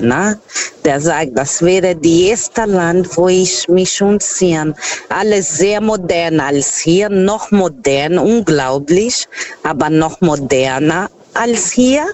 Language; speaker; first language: German; non-native, fluent; Portuguese